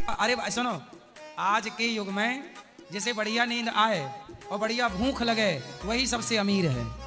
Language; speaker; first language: Hindi; native; Hindi